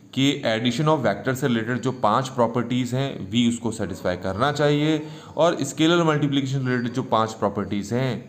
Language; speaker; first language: Hindi; native; Hindi